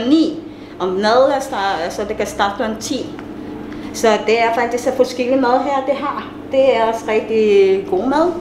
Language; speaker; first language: Danish; non-native, learner; Filipino